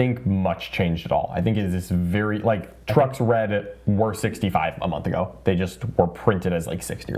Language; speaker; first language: English; native; English